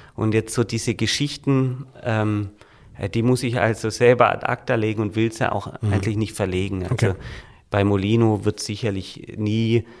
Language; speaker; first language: German; native; German